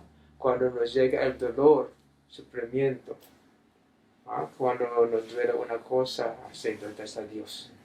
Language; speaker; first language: Spanish; non-native, fluent; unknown